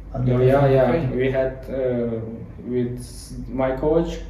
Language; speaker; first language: English; non-native, learner; Ukrainian